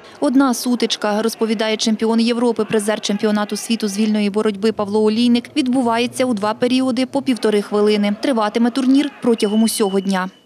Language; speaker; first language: Ukrainian; native; Ukrainian